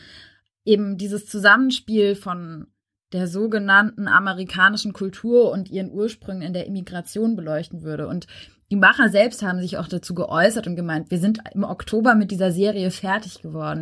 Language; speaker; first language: German; native; German